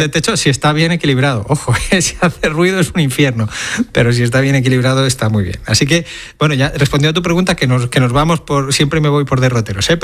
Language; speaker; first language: Spanish; native; Spanish